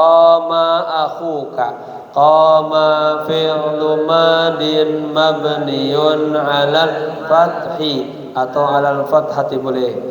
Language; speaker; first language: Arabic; non-native, fluent; Indonesian